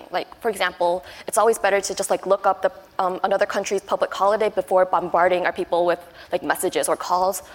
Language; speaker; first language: English; non-native, fluent; Chinese